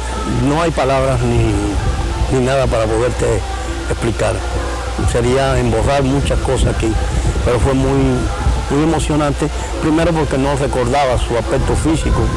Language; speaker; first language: Spanish; native; Spanish